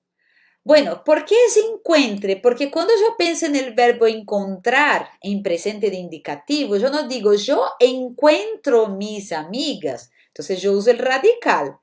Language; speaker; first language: Spanish; non-native, fluent; Portuguese